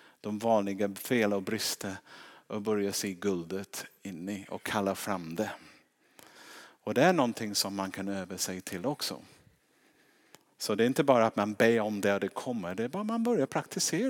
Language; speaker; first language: Swedish; non-native, fluent; English